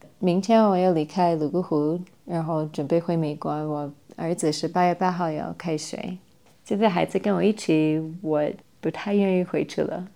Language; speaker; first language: Chinese; non-native, fluent; English